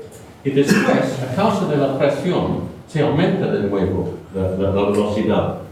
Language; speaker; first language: Spanish; non-native, fluent; English